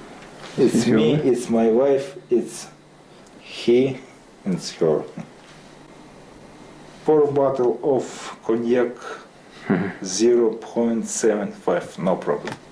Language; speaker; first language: English; non-native, learner; Russian